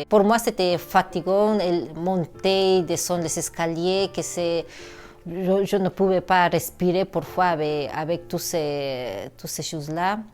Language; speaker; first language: French; non-native, fluent; Spanish